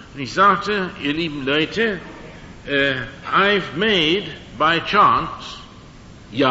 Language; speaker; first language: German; non-native, fluent; English